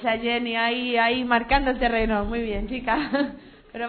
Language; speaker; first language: Spanish; native; Spanish